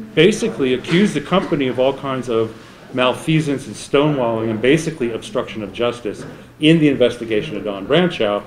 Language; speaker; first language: English; native; English